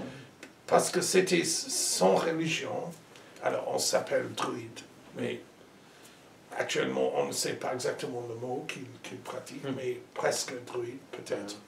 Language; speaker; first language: French; non-native, learner; English